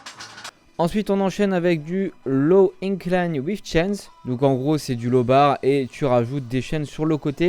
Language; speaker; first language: French; native; French